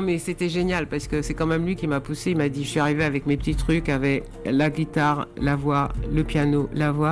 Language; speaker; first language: French; native; French